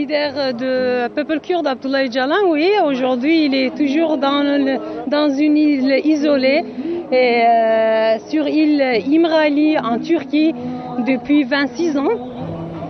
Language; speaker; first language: French; non-native, learner; Kurdish